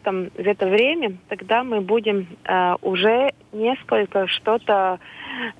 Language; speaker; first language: Russian; non-native, local second language; Latvian